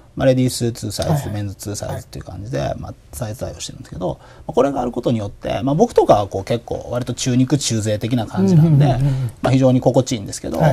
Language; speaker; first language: Japanese; native; Japanese